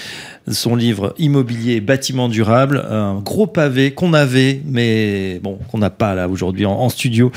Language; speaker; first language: French; native; French